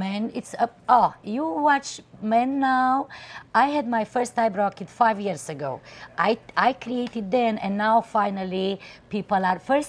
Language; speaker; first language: English; non-native, fluent; Romanian